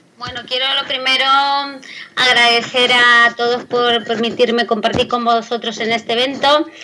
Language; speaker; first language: Spanish; native; Spanish